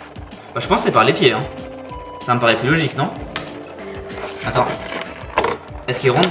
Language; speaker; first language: French; native; French